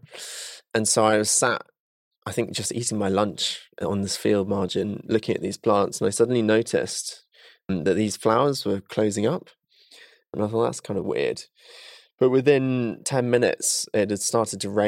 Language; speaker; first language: English; native; English